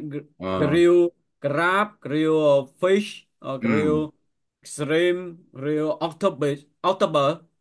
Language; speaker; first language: English; non-native, learner; Vietnamese